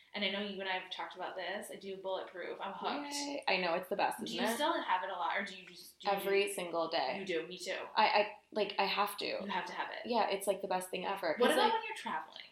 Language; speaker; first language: English; native; English